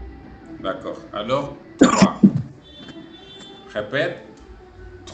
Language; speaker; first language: French; non-native, fluent; Spanish